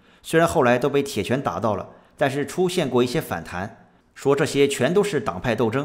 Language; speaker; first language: Chinese; native; Chinese